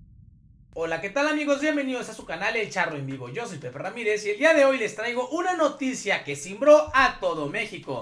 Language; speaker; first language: Spanish; native; Spanish